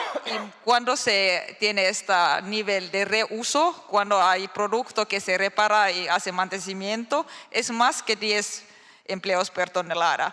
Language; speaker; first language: Spanish; non-native, learner; Finnish